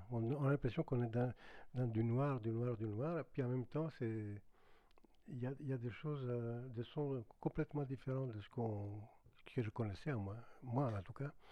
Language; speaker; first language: French; non-native, fluent; Greek